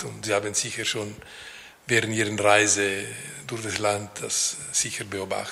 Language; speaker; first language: German; non-native, local second language; Italian